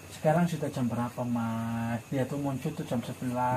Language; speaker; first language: Indonesian; native; Indonesian